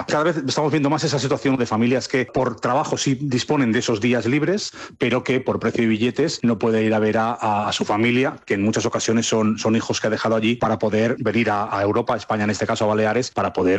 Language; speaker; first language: Spanish; native; Spanish